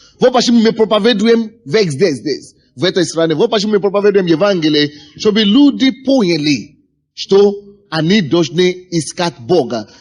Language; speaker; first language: Russian; non-native, fluent; Yoruba